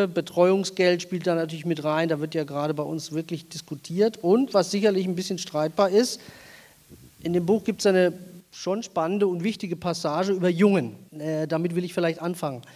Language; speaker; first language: German; native; German